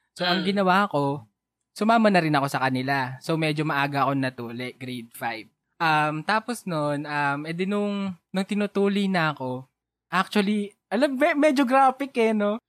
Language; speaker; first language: Filipino; native; Filipino